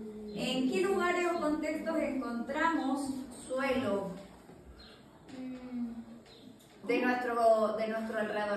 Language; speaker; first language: Spanish; native; Spanish